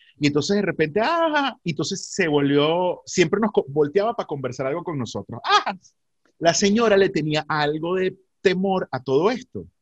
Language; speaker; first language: Spanish; native; Spanish